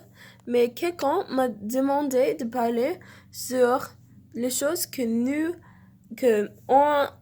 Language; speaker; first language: French; non-native, learner; English